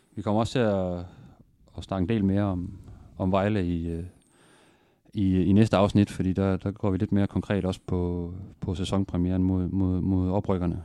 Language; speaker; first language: Danish; native; Danish